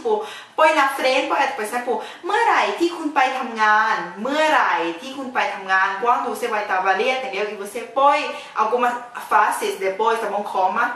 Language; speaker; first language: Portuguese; non-native, fluent; Thai